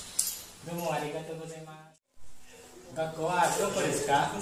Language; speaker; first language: Japanese; non-native, learner; Indonesian